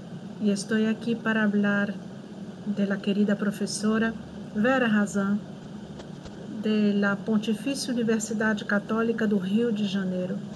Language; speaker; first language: Spanish; non-native, fluent; Portuguese